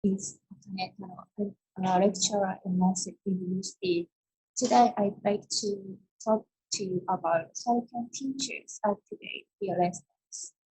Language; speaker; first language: English; non-native, learner; Japanese